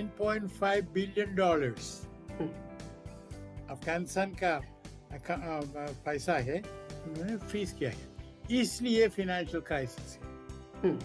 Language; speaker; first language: Hindi; non-native, local second language; Malayalam